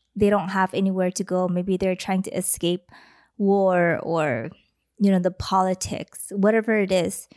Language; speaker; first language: English; early bilingual, other home language; Vietnamese